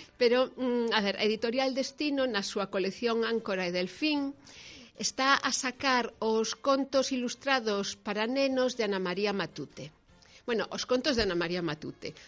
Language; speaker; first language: Galician; native; Galician